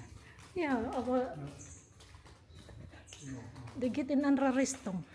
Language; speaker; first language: German; non-native, learner; Cebuano